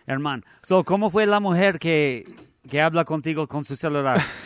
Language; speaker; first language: Spanish; non-native, learner; English